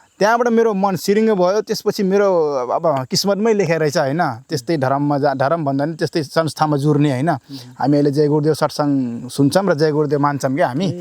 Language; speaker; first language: Nepali; non-native, local second language; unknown